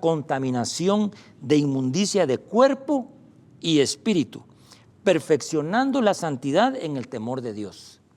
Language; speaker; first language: Spanish; native; Spanish